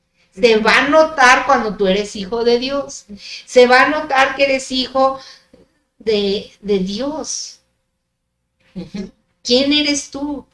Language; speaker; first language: Spanish; native; Spanish